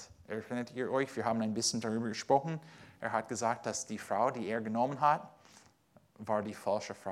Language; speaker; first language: German; non-native, fluent; English